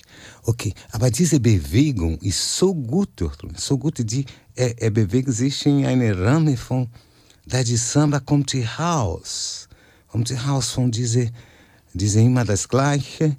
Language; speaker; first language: German; non-native, fluent; Portuguese